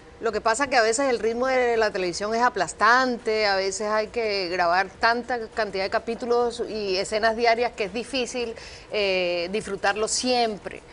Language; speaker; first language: Spanish; native; Spanish